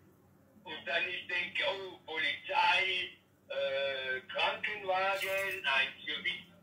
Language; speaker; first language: German; non-native, learner; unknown